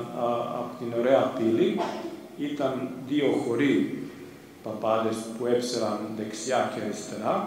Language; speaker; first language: Greek; non-native, fluent; Serbian